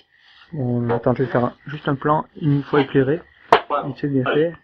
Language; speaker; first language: French; native; French